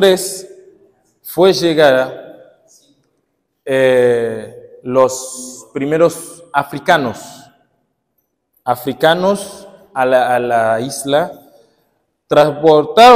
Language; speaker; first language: Spanish; non-native, fluent; Haitian Creole